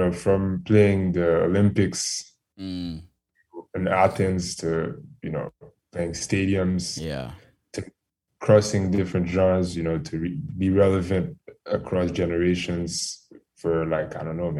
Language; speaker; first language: English; non-native, fluent; French